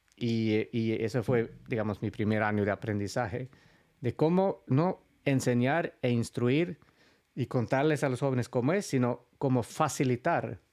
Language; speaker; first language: Spanish; non-native, fluent; Swedish